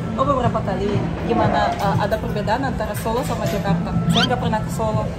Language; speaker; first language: Indonesian; non-native, fluent; Russian